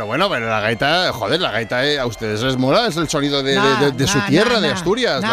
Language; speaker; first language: Spanish; native; Spanish